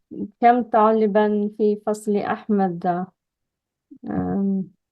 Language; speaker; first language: Arabic; non-native, learner; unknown